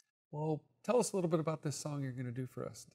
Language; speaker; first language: English; native; English